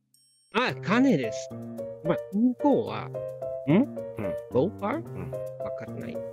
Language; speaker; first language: Japanese; non-native, learner; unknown